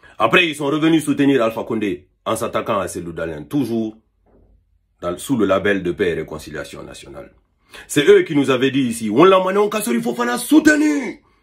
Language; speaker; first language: French; non-native, local second language; Fula